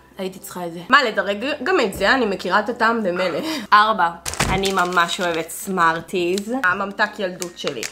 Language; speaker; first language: Hebrew; native; Hebrew